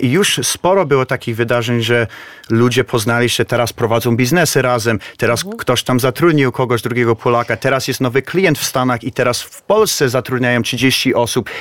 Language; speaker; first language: Polish; early bilingual, heritage; Polish